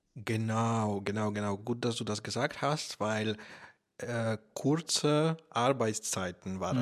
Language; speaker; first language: German; non-native, fluent; Russian